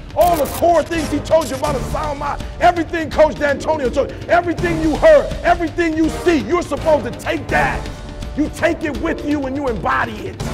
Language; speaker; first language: English; native; English